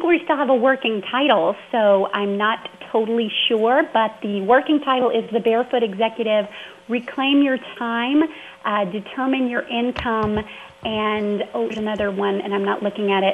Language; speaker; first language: English; native; English